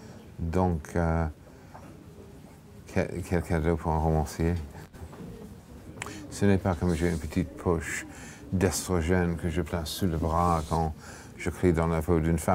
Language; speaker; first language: French; non-native, fluent; English